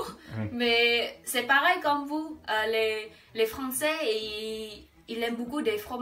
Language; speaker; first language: French; non-native, learner; Khmer